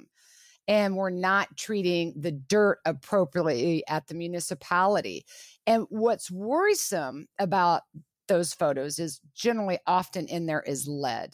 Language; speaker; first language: English; native; English